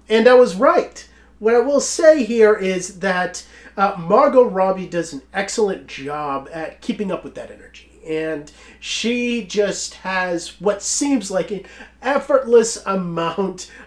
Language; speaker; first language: English; native; English